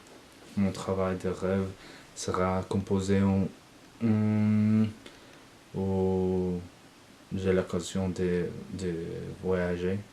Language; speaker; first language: French; non-native, learner; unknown